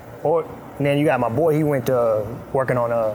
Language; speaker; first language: English; non-native, fluent; Arabic